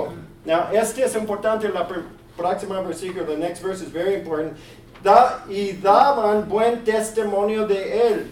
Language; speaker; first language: Spanish; early bilingual, heritage; English